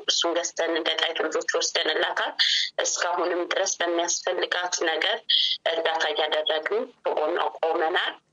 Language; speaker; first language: Amharic; native; Amharic